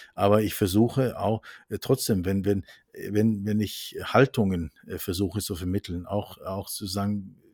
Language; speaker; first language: German; non-native, fluent; Norwegian